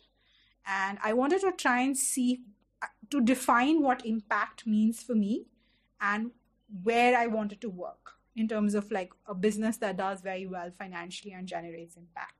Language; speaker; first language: English; non-native, local second language; Hindi